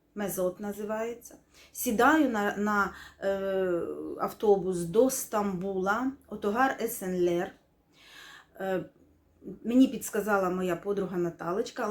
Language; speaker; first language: Ukrainian; non-native, local second language; Russian